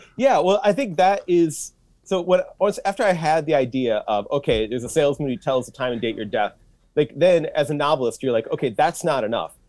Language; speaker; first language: English; native; English